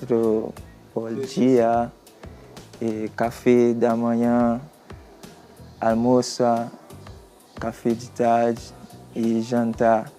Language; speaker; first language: Portuguese; non-native, learner; Haitian Creole